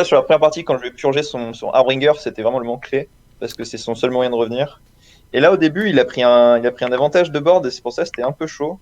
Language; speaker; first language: French; native; French